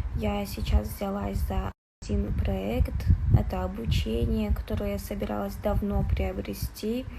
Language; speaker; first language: Russian; non-native, local second language; Kazakh